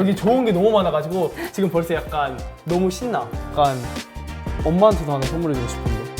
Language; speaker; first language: Korean; native; Korean